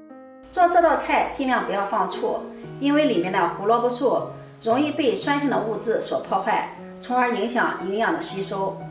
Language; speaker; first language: Chinese; native; Chinese